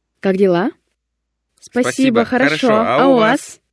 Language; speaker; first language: Russian; non-native, fluent; Korean